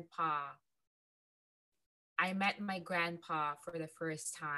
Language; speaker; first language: English; non-native, local second language; Filipino